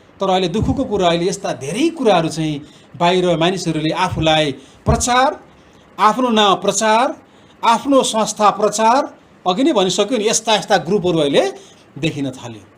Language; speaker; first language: Nepali; non-native, local second language; Eastern Tamang